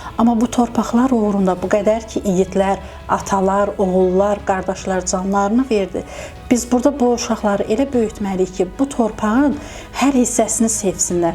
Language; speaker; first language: Azerbaijani; native; Azerbaijani